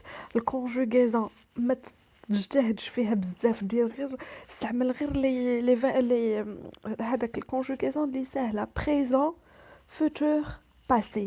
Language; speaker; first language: Arabic; native; Arabic